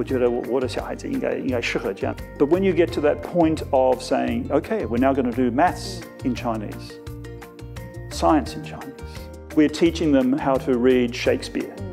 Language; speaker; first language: English; native; English